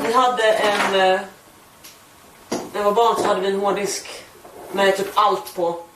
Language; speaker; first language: Swedish; native; Swedish